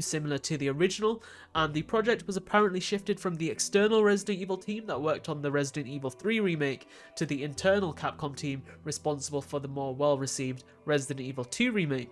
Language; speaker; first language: English; native; English